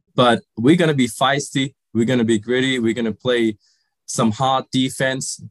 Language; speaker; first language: English; early bilingual, other home language; Sinhala